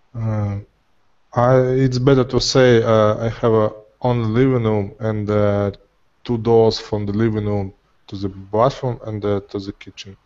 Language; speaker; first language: English; non-native, learner; Russian